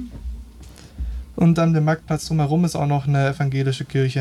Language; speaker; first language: German; native; German